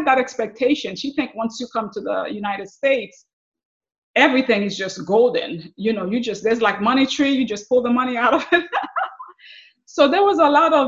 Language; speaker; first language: English; non-native, fluent; Haitian Creole